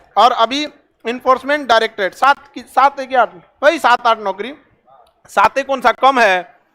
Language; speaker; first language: Hindi; native; Hindi